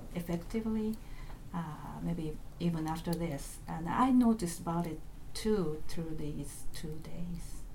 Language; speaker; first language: English; non-native, learner; Japanese